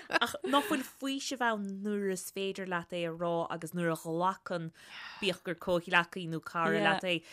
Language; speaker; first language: Irish; native; Irish